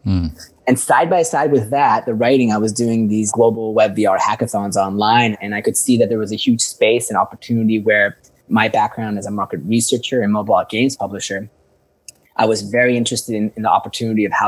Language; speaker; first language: English; native; English